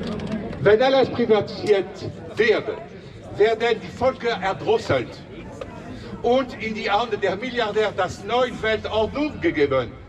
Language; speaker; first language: German; non-native, learner; French